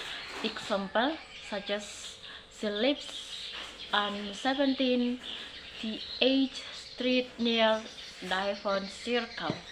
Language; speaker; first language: English; non-native, learner; Indonesian